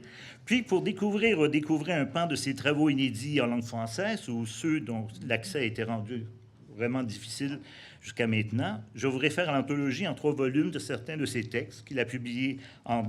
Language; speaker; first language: French; native; French